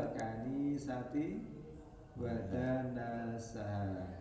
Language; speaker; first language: Arabic; non-native, learner; Indonesian